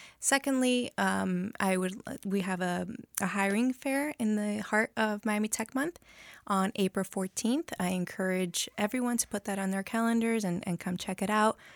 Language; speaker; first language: English; early bilingual, other home language; Spanish